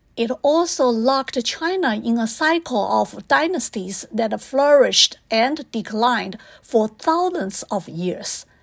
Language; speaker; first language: English; non-native, fluent; Chinese